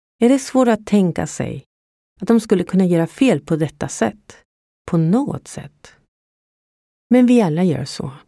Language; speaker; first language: Swedish; non-native, fluent; Spanish